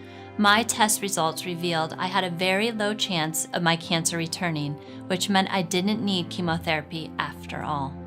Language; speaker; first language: English; native; English